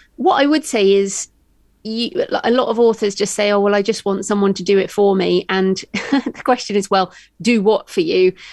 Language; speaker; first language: English; native; English